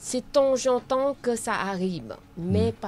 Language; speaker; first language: French; non-native, learner; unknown